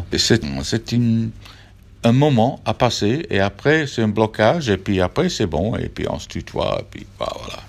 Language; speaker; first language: French; non-native, fluent; English